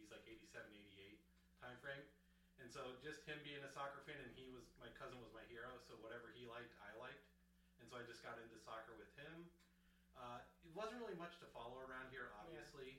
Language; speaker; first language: English; native; English